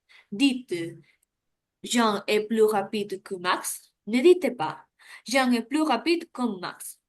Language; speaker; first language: French; non-native, learner; Spanish